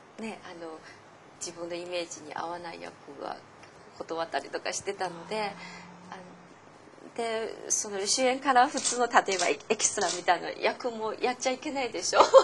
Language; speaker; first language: Japanese; non-native, fluent; Chinese